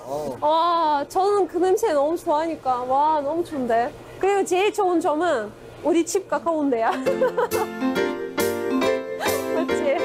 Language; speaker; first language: Korean; non-native, fluent; Russian